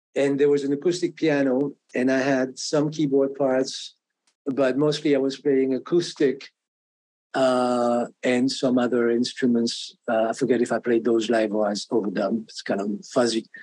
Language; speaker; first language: English; non-native, fluent; French